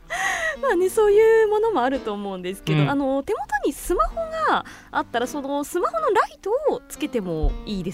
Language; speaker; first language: Japanese; native; Japanese